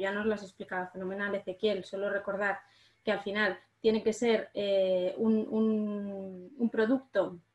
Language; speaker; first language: Spanish; native; Spanish